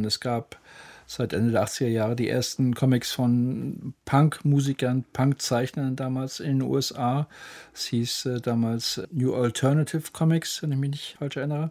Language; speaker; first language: German; native; German